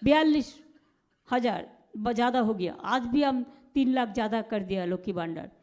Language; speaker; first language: Hindi; non-native, local second language; Bangla